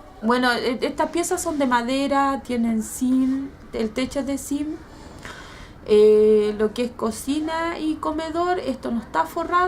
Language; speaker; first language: Spanish; native; Spanish